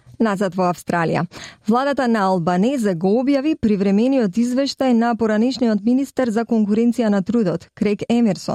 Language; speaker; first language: Macedonian; native; Macedonian